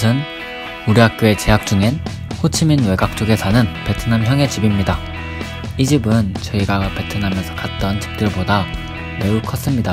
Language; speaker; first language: Korean; native; Korean